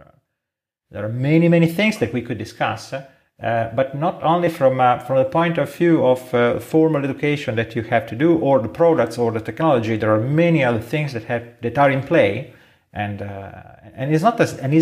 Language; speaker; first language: English; non-native, fluent; Italian